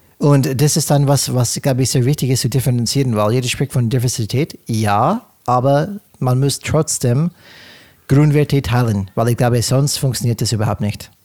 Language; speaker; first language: German; non-native, fluent; English